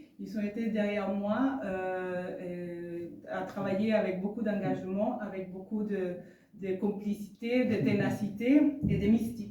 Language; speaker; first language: French; non-native, fluent; Spanish